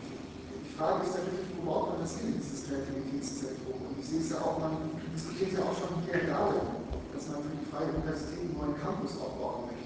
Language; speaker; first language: German; native; German